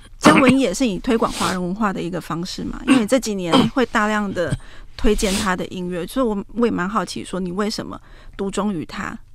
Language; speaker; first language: Chinese; native; Chinese